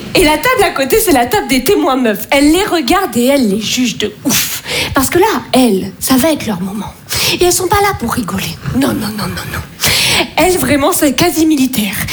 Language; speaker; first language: French; native; French